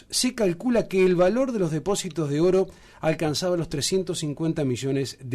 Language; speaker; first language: Spanish; native; Spanish